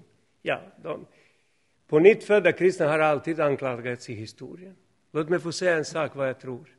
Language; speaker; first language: Swedish; non-native, fluent; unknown